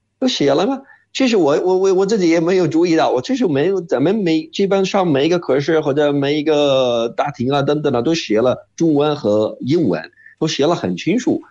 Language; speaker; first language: Chinese; non-native, fluent; Arabic